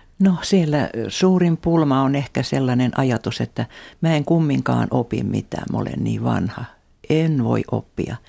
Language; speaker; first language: Finnish; native; Finnish